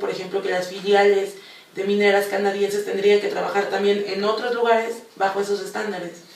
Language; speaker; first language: Spanish; native; Spanish